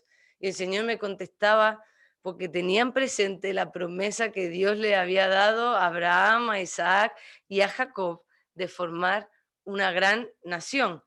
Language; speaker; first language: Spanish; native; Spanish